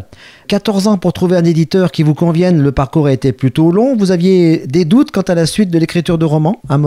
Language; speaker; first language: French; native; French